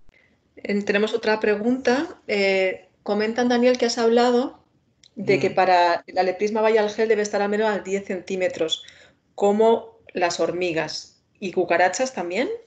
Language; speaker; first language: Spanish; native; Spanish